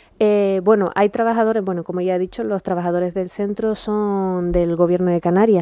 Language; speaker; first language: Spanish; native; Spanish